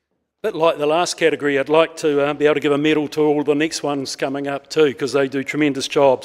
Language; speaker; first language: English; native; English